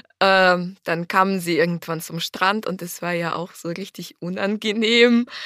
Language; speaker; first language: German; non-native, fluent; Ukrainian